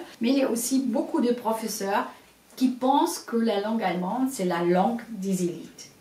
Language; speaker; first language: French; non-native, fluent; German